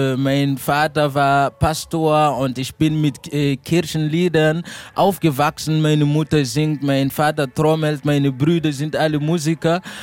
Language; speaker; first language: German; non-native, fluent; Mossi